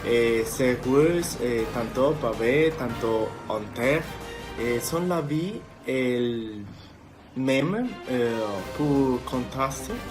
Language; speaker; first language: French; non-native, learner; Spanish